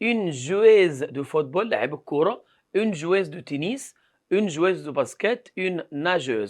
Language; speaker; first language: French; non-native, fluent; Arabic